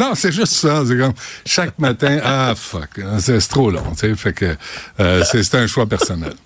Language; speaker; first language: French; native; French